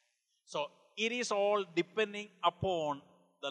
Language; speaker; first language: English; non-native, local second language; Malayalam